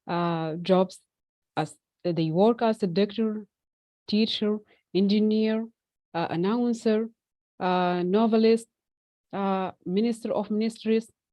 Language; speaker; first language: English; non-native, fluent; Arabic